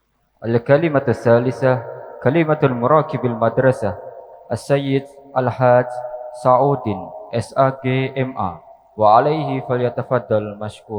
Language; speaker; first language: Arabic; non-native, fluent; Indonesian